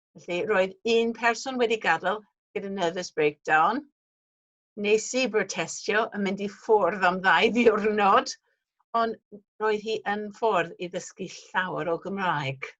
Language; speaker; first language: Welsh; non-native, fluent; English